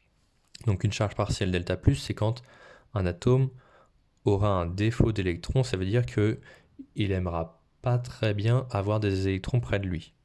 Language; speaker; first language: French; native; French